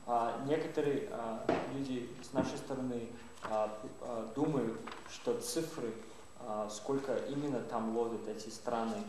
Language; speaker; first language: Russian; non-native, fluent; English